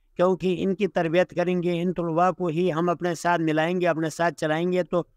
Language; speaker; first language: Urdu; non-native, local second language; Shina